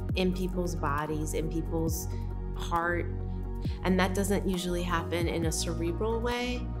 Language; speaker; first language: English; native; English